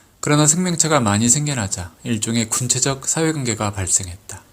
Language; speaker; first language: Korean; native; Korean